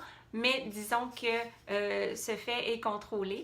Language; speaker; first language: French; native; French